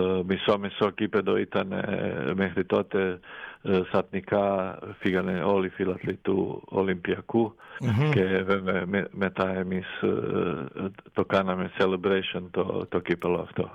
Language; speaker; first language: Greek; non-native, fluent; Croatian